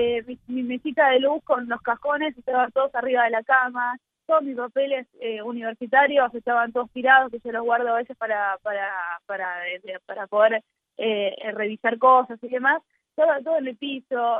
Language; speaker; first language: Spanish; native; Spanish